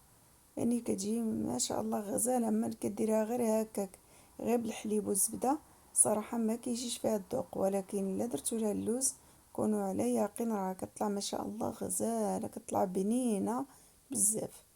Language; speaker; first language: Arabic; native; Arabic